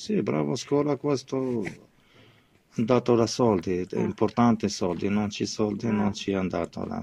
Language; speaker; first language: Italian; non-native, learner; Arabic